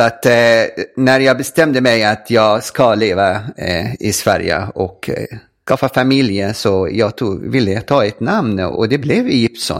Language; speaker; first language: Swedish; non-native, fluent; Arabic